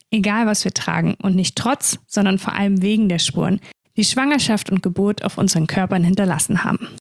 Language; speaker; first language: German; native; German